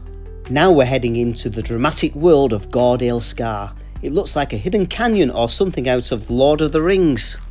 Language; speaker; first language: English; native; English